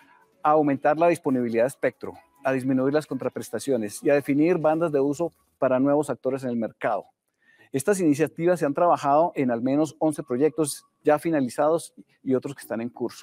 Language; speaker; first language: Spanish; native; Spanish